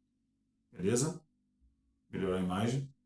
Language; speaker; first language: Portuguese; native; Portuguese